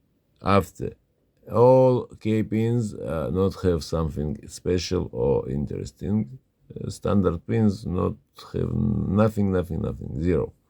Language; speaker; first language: English; non-native, learner; Russian